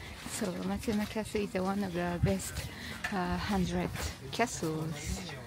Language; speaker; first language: English; non-native, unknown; Japanese